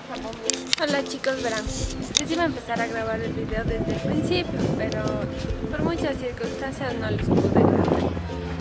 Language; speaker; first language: Spanish; native; Spanish